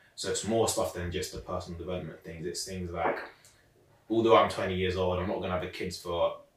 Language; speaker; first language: English; native; English